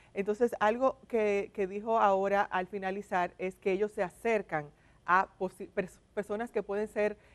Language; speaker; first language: Spanish; native; Spanish